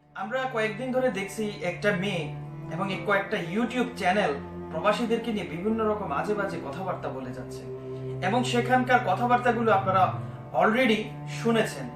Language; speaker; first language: Bangla; native; Bangla